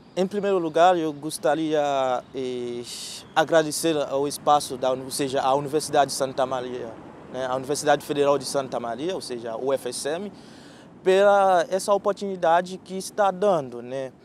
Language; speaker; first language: Portuguese; non-native, fluent; Haitian Creole